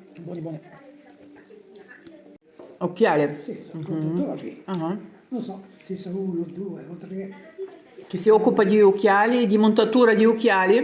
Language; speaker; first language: Italian; non-native, learner; Ukrainian